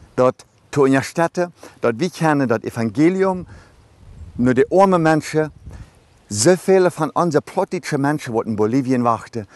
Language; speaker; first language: German; early bilingual, other home language; Low German